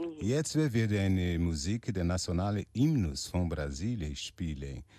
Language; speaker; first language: German; non-native, learner; Portuguese